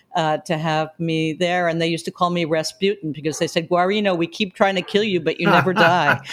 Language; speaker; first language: English; native; English